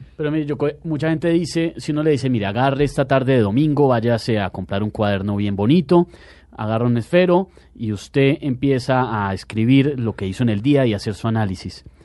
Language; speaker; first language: Spanish; native; Spanish